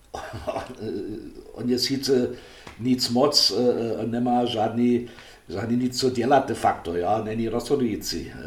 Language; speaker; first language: Czech; non-native, fluent; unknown